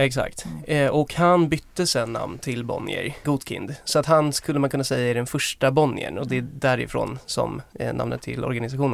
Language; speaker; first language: Swedish; native; Swedish